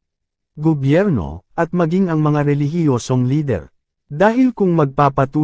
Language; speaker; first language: Filipino; native; Filipino